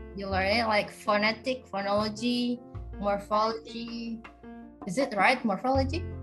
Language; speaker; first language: English; non-native, fluent; Indonesian